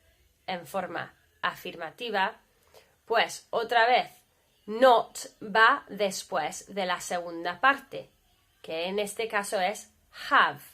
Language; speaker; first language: Spanish; non-native, fluent; English